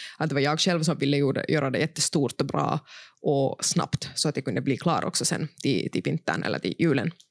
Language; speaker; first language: Swedish; non-native, local second language; Finnish